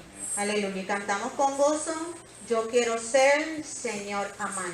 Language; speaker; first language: Spanish; native; Spanish